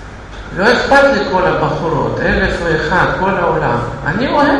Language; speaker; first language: Hebrew; non-native, fluent; Russian